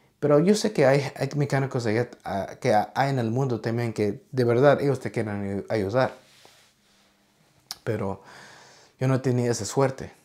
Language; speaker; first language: Spanish; early bilingual, heritage; Spanish